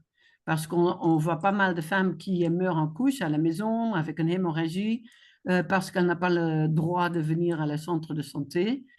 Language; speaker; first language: French; non-native, fluent; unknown